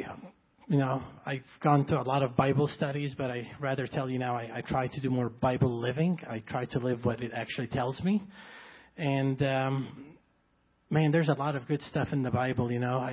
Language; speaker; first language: English; non-native, fluent; Arabic